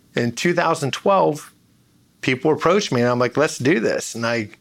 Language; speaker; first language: English; native; English